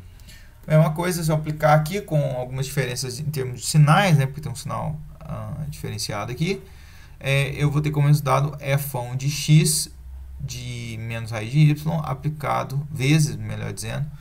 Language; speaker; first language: Portuguese; native; Portuguese